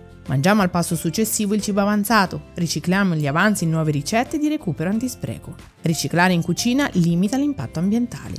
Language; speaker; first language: Italian; native; Italian